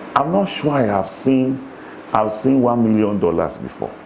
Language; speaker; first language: English; non-native, local second language; Yoruba